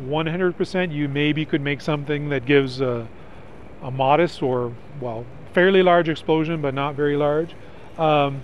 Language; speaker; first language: English; native; English